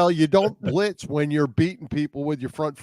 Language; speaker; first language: English; native; English